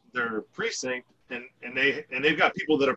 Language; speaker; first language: English; native; English